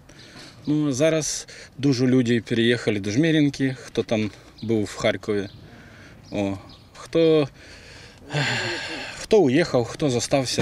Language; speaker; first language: Polish; non-native, learner; Ukrainian